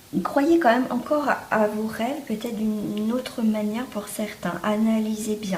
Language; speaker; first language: French; native; French